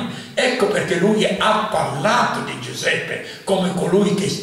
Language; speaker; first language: Italian; native; Italian